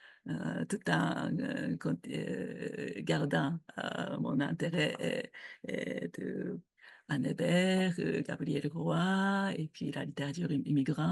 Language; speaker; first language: French; non-native, fluent; Japanese